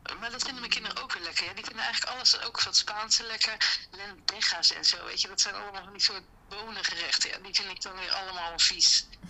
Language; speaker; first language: Dutch; native; Dutch